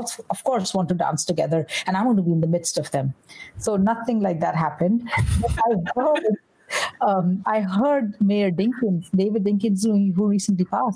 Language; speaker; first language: English; non-native, local second language; Bangla